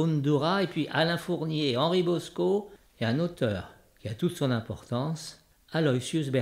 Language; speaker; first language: French; native; French